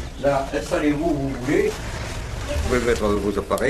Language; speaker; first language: French; native; French